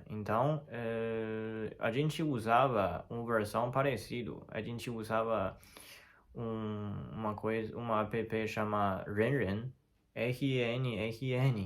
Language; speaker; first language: Portuguese; non-native, fluent; Chinese